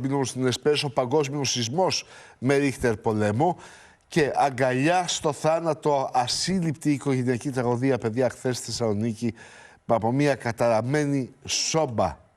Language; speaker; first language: Greek; native; Greek